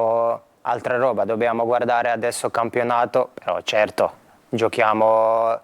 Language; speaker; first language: Italian; non-native, fluent; Croatian